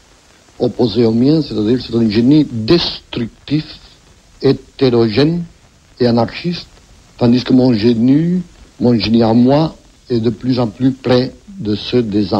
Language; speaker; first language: French; non-native, fluent; Catalan